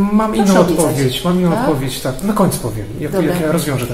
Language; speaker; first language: Polish; native; Polish